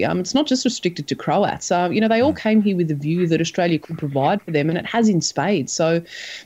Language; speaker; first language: English; non-native, local second language; Croatian